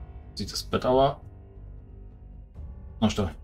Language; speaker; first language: German; native; German